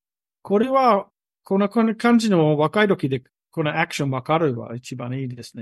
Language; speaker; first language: Japanese; non-native, learner; English